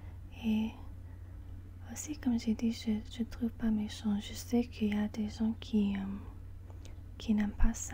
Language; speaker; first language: French; non-native, learner; English